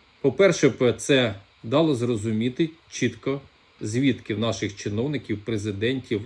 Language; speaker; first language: Ukrainian; native; Ukrainian